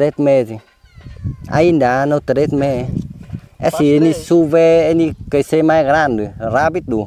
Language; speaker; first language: Portuguese; non-native, learner; Vietnamese